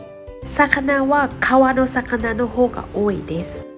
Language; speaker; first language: Japanese; non-native, fluent; Thai